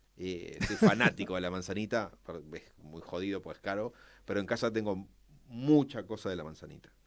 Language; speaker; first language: Spanish; native; Spanish